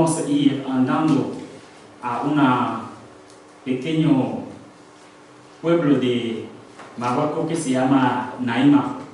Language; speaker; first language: Spanish; non-native, learner; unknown